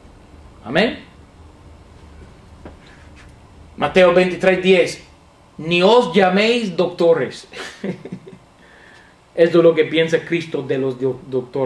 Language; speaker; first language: Spanish; non-native, fluent; English